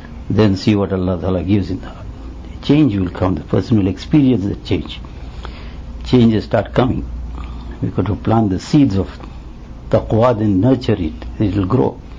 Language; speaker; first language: English; native; English